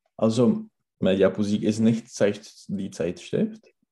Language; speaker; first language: German; non-native, learner; Czech